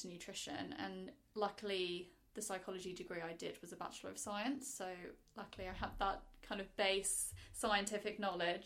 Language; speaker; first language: English; native; English